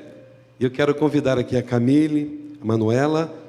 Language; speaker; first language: Portuguese; native; Portuguese